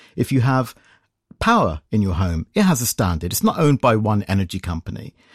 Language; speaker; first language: English; native; English